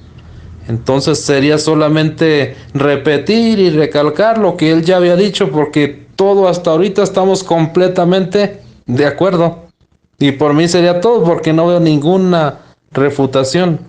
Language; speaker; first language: Spanish; native; Spanish